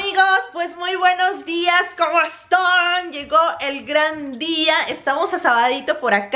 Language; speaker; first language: Spanish; native; Spanish